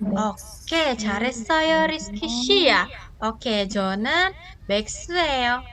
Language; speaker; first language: Korean; non-native, fluent; Indonesian